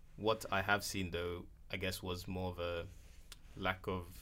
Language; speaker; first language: English; non-native, local second language; Yoruba